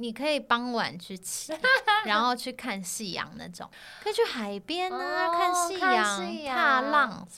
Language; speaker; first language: Chinese; native; Chinese